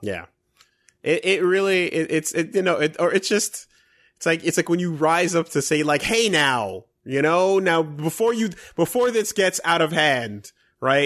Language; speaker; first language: English; native; English